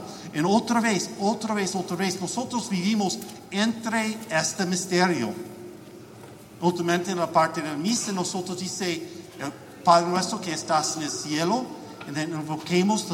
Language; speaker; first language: Spanish; non-native, learner; English